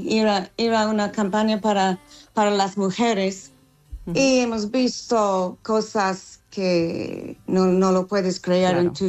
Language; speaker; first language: Spanish; non-native, learner; English